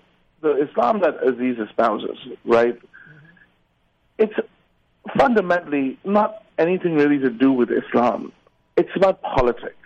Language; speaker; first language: English; non-native, local second language; Urdu